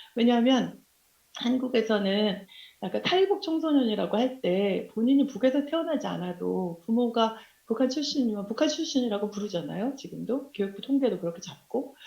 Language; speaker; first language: Korean; native; Korean